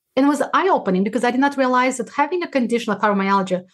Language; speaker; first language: English; non-native, fluent; Uzbek